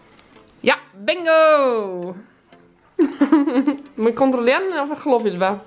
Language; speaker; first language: Dutch; native; Dutch